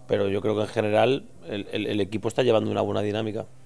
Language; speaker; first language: Spanish; native; Spanish